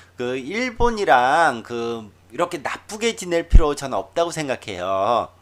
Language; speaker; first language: Korean; native; Korean